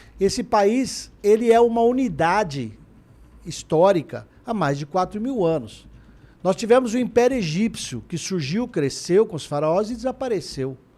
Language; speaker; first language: Portuguese; native; Portuguese